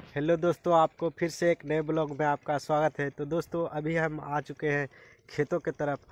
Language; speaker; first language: Hindi; native; Hindi